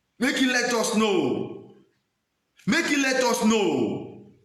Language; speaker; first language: Nigerian Pidgin; non-native, local second language; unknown